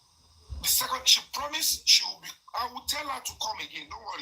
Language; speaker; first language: English; non-native, local second language; Yoruba